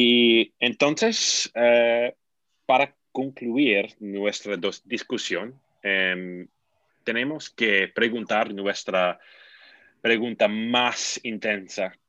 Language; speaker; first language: Spanish; non-native, fluent; English